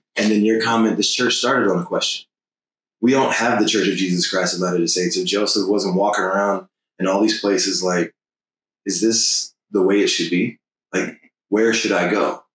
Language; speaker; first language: English; native; English